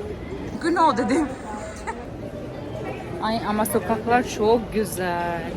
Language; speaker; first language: Turkish; non-native, fluent; Albanian